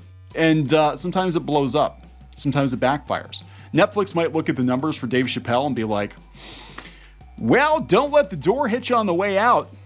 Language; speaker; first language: English; native; English